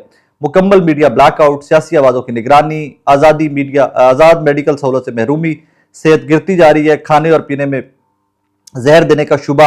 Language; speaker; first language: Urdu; non-native, local second language; Punjabi